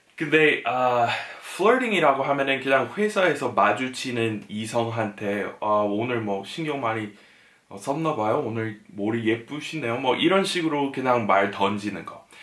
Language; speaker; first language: Korean; non-native, fluent; English